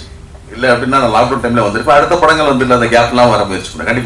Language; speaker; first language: Tamil; native; Tamil